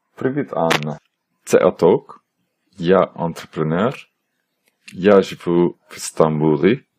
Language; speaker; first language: Ukrainian; non-native, learner; Turkish